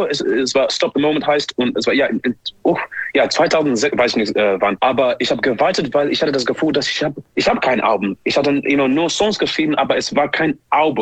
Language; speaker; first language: German; non-native, learner; English